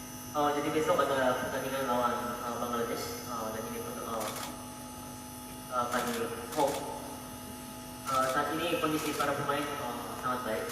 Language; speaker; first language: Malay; non-native, fluent; Korean